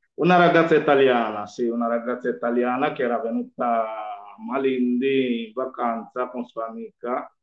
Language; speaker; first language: Italian; non-native, fluent; Swahili